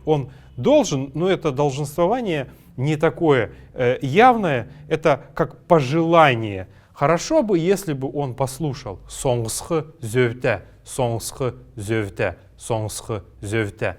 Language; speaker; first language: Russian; native; Russian